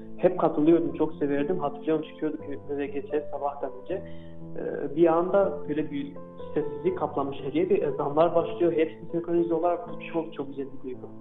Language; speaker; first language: Turkish; non-native, fluent; Albanian